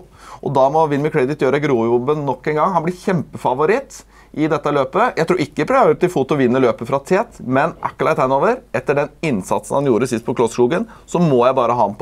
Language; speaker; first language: Norwegian; native; Norwegian